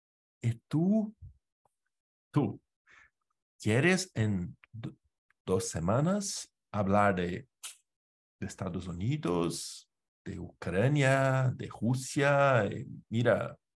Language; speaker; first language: Spanish; non-native, fluent; Portuguese